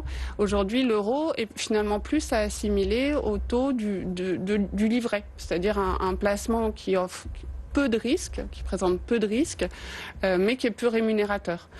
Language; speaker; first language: French; native; French